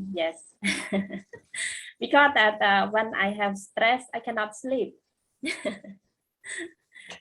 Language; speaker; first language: English; non-native, learner; Khmer